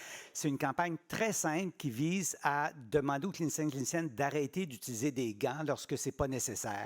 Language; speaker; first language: French; native; French